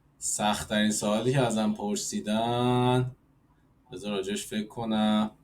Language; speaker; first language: Persian; native; Persian